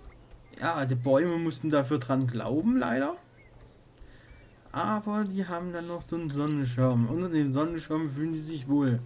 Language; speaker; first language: German; native; German